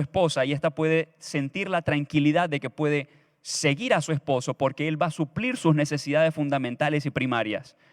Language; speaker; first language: Spanish; native; Spanish